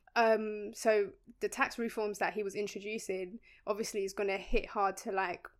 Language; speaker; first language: English; early bilingual, other home language; Spanish